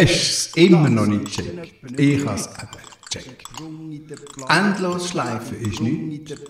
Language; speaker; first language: German; native; German